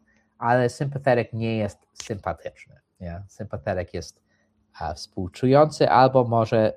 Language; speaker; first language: Polish; early bilingual, heritage; English